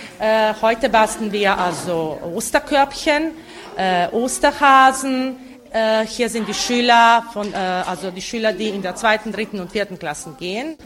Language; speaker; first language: German; non-native, local second language; Serbian